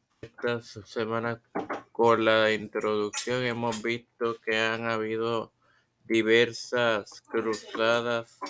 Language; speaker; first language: Spanish; native; Spanish